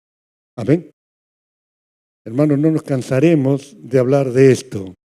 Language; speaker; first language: Spanish; native; Spanish